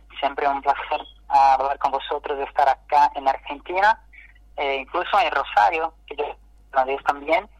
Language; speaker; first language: Spanish; non-native, fluent; Portuguese